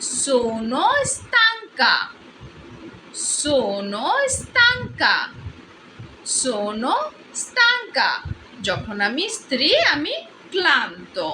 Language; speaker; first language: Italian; non-native, learner; Bangla